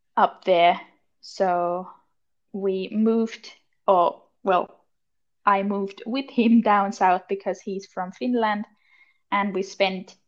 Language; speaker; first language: English; non-native, fluent; German